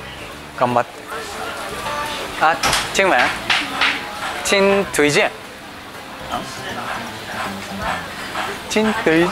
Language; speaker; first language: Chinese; non-native, learner; Japanese